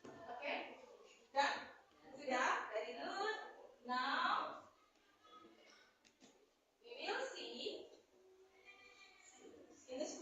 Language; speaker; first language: English; non-native, learner; Indonesian